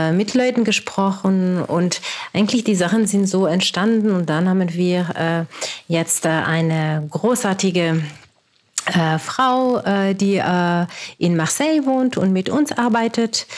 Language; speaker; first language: German; non-native, fluent; French